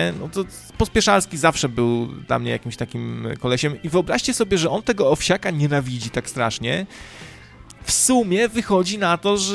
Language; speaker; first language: Polish; native; Polish